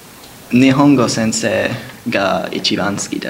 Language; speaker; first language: Japanese; non-native, learner; English